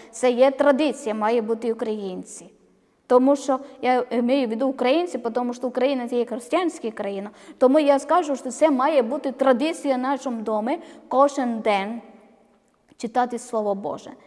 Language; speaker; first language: Ukrainian; non-native, learner; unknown